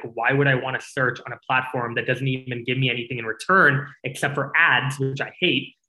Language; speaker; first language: English; native; English